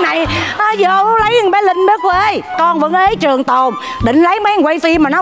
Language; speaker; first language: Vietnamese; native; Vietnamese